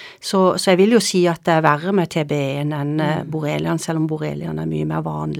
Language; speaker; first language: Norwegian; native; Norwegian